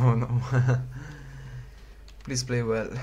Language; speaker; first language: English; non-native, learner; Romanian